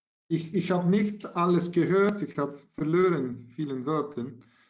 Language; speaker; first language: German; non-native, learner; Italian